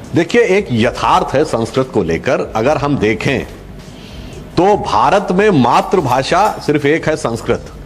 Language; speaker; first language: Hindi; native; Hindi